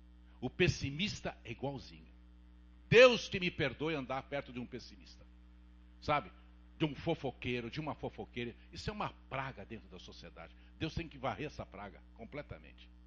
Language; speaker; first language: Portuguese; native; Portuguese